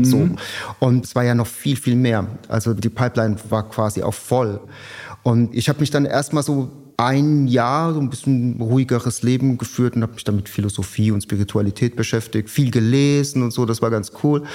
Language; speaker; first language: German; native; German